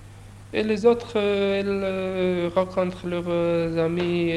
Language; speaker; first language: French; non-native, learner; Urdu